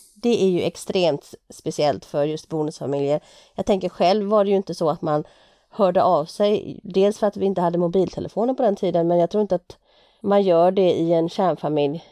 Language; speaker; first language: Swedish; native; Swedish